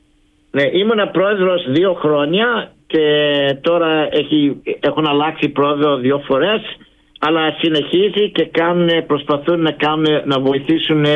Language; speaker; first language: Greek; early bilingual, heritage; Greek